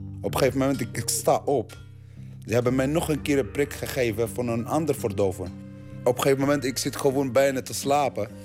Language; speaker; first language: Dutch; non-native, learner; Arabic